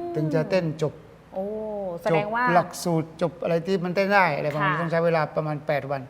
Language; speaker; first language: Thai; native; Thai